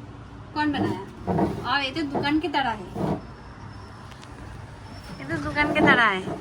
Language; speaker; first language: Hindi; non-native, local second language; Bangla